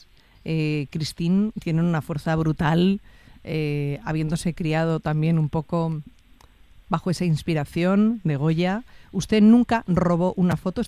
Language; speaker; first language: Spanish; native; Spanish